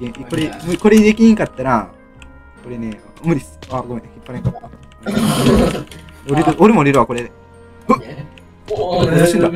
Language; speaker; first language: Japanese; native; Japanese